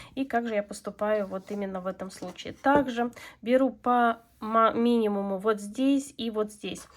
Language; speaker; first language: Russian; non-native, local second language; Latvian